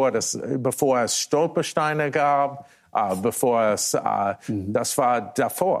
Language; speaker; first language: German; non-native, fluent; English